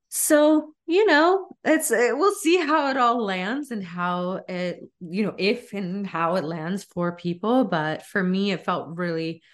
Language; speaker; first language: English; native; English